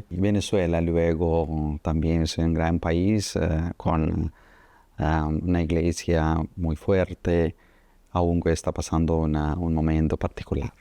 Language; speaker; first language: Spanish; non-native, fluent; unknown